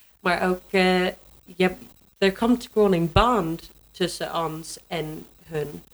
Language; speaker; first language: Dutch; non-native, learner; English